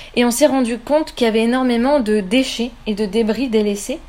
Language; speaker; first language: French; native; French